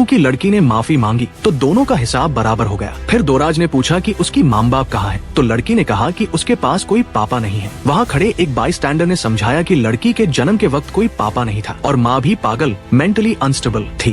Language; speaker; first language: Hindi; native; Hindi